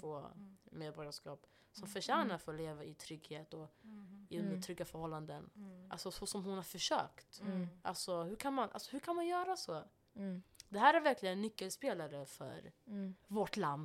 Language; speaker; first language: Swedish; non-native, local second language; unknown